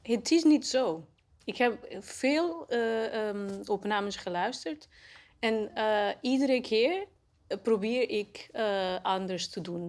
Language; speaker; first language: Dutch; non-native, learner; Portuguese